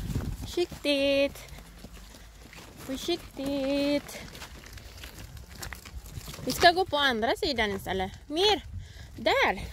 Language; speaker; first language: Swedish; non-native, learner; Filipino